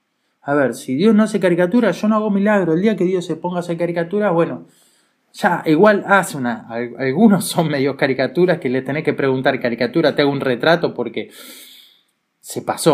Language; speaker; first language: Spanish; native; Spanish